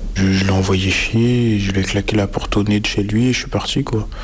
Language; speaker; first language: French; native; French